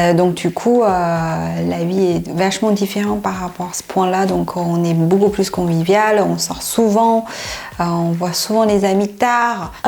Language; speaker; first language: French; non-native, fluent; Chinese